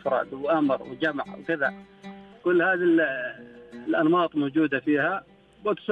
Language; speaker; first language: Arabic; non-native, local second language; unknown